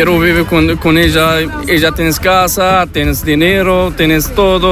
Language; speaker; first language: Spanish; non-native, learner; Arabic